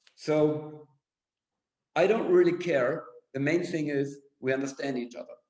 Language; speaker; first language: English; non-native, fluent; German